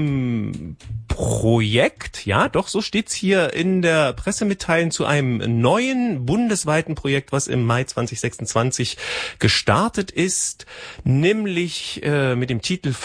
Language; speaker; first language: German; native; German